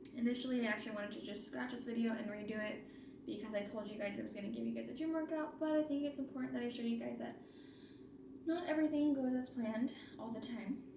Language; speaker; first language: English; native; English